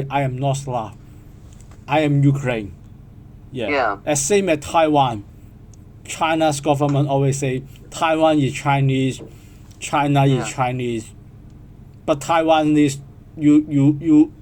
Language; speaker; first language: English; non-native, learner; Cantonese